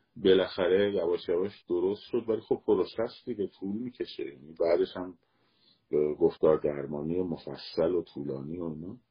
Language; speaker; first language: Persian; native; Persian